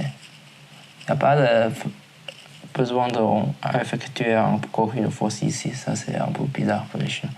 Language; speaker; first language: French; non-native, learner; Chinese